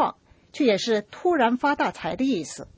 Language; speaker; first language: Chinese; native; Chinese